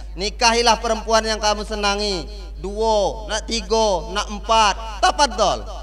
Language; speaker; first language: Malay; native; Malay